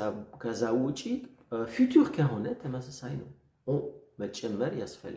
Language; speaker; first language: Amharic; non-native, learner; French